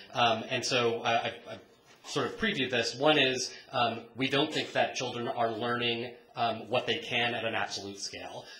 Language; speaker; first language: English; native; English